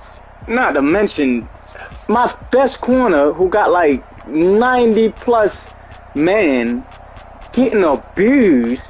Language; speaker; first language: English; native; English